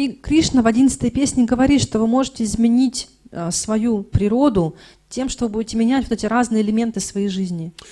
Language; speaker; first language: Russian; native; Russian